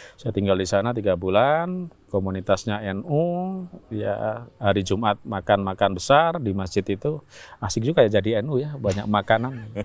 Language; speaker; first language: Indonesian; non-native, local second language; Javanese